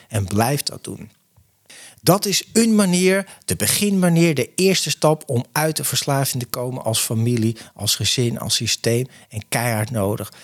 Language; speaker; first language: Dutch; native; Dutch